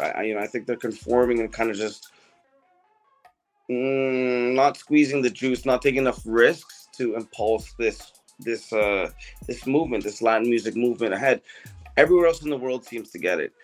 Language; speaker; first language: English; native; English